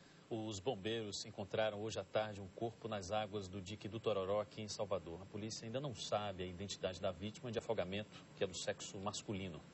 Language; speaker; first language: Portuguese; native; Portuguese